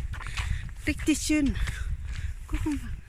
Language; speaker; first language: German; non-native, learner; Filipino